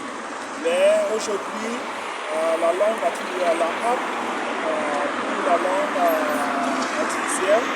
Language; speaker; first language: French; non-native, learner; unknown